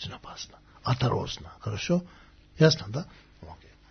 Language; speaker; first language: Russian; non-native, learner; Tibetan